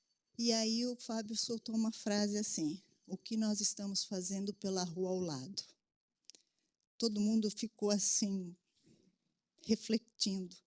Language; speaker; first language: Portuguese; native; Portuguese